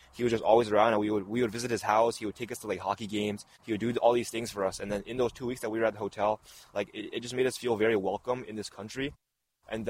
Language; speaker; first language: English; early bilingual, other home language; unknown